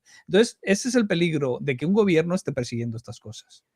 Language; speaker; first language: Spanish; native; Spanish